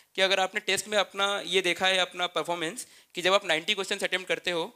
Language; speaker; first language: Hindi; native; Hindi